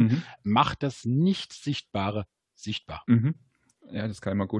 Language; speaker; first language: German; native; German